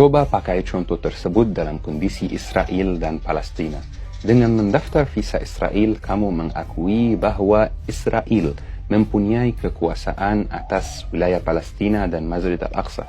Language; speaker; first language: Indonesian; non-native, fluent; Arabic